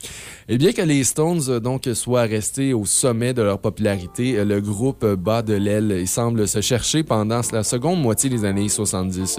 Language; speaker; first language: French; native; French